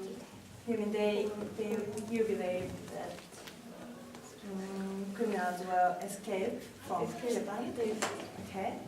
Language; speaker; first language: English; non-native, learner; Japanese